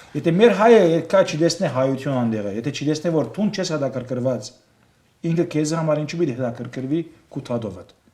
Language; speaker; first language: Armenian; native; Armenian